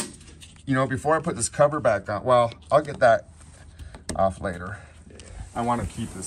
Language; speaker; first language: English; native; English